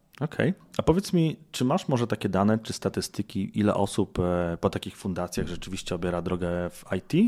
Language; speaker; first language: Polish; native; Polish